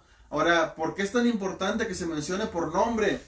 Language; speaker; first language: Spanish; native; Spanish